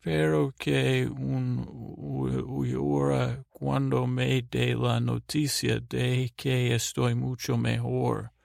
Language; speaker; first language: Spanish; non-native, learner; English